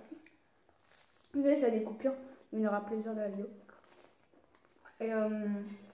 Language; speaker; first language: French; native; French